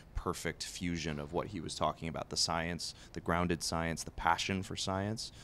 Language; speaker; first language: English; native; English